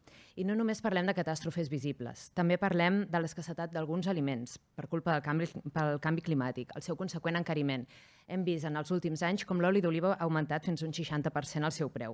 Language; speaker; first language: Catalan; native; Catalan